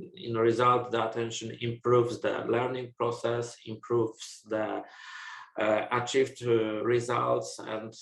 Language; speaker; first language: English; non-native, fluent; Polish